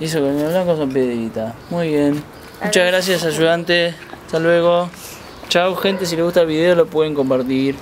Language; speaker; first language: Spanish; native; Spanish